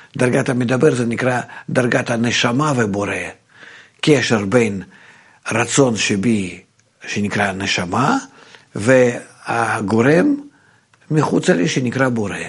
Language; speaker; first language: Hebrew; native; Hebrew